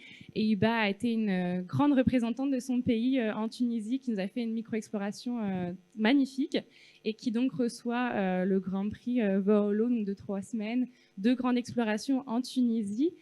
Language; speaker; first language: French; native; French